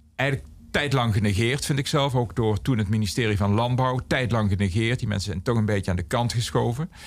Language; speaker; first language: Dutch; native; Dutch